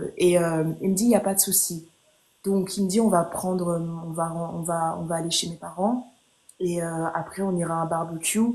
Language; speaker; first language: French; early bilingual, other home language; Haitian Creole